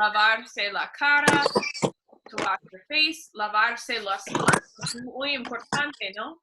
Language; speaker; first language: Spanish; non-native, fluent; English